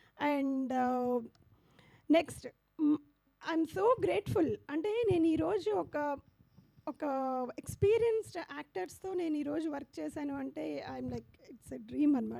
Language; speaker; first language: Telugu; native; Telugu